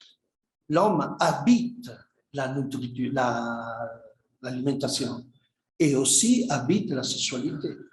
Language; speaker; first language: French; non-native, fluent; Italian